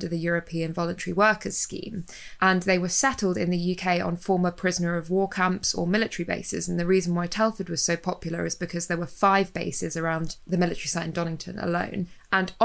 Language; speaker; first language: English; native; English